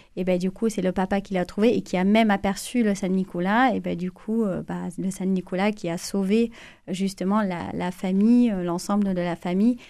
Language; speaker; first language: French; non-native, fluent; German